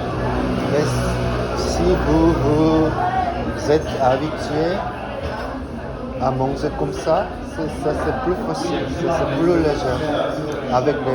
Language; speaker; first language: French; non-native, fluent; Korean